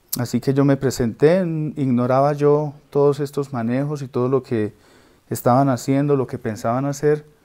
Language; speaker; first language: Spanish; native; Spanish